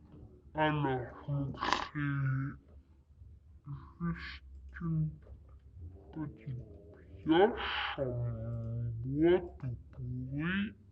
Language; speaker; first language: French; native; French